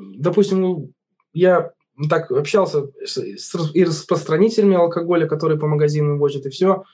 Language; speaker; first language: Russian; native; Russian